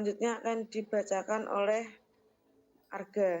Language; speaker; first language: Indonesian; native; Indonesian